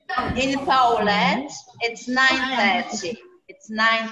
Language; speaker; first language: English; non-native, fluent; Polish